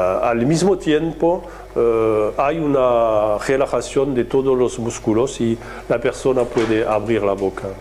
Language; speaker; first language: Spanish; non-native, fluent; French